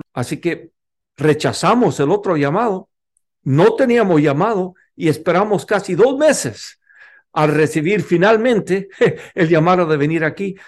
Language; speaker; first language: Spanish; non-native, local second language; English